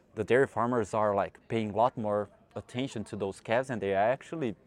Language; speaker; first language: English; non-native, fluent; Portuguese